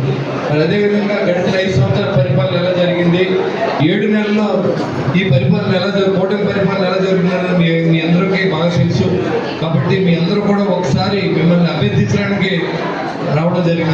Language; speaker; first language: Telugu; native; Telugu